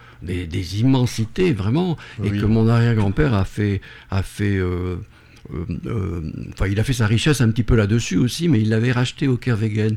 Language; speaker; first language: French; native; French